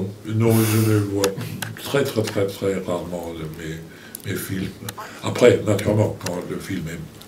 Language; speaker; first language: French; non-native, fluent; Swedish